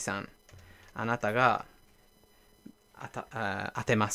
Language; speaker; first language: Japanese; non-native, fluent; English